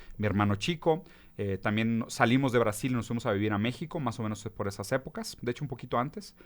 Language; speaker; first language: Spanish; early bilingual, other home language; Portuguese